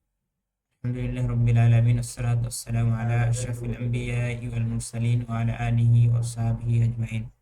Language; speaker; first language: Arabic; non-native, learner; Bangla